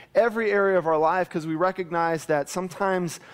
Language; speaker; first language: English; native; English